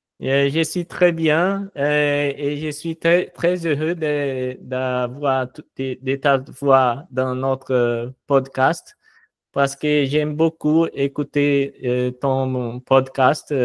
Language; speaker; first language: French; non-native, fluent; Portuguese